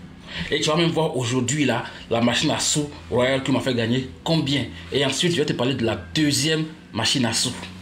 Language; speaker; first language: French; native; French